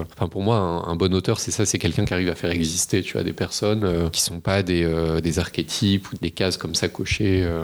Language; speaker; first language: French; native; French